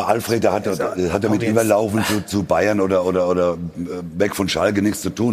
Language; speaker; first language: German; native; German